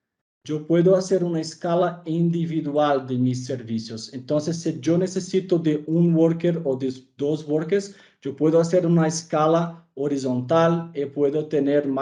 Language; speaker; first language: Spanish; non-native, fluent; Portuguese